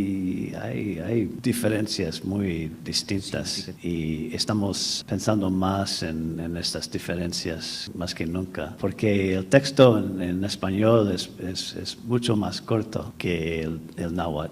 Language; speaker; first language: Spanish; non-native, fluent; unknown